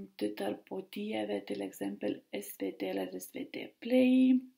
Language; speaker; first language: Swedish; non-native, learner; Lithuanian